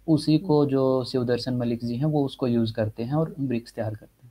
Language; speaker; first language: Hindi; native; Hindi